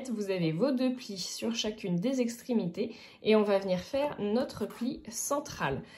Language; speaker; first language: French; native; French